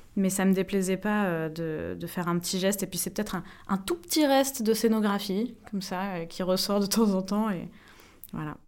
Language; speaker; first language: French; native; French